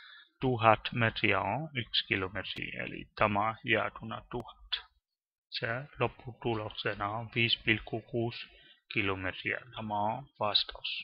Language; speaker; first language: Finnish; non-native, learner; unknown